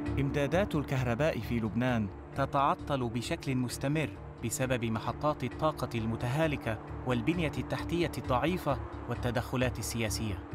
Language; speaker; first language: Arabic; native; Arabic